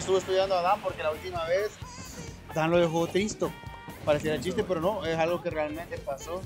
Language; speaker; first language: Spanish; native; Spanish